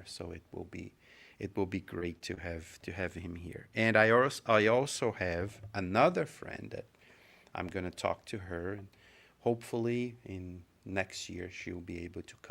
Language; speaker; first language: English; non-native, fluent; Portuguese